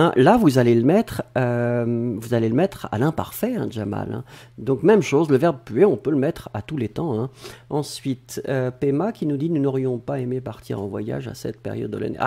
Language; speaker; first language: French; native; French